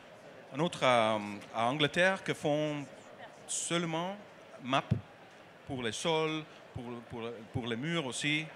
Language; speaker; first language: French; non-native, learner; Dutch